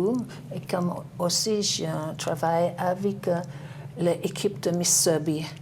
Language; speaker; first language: French; non-native, learner; English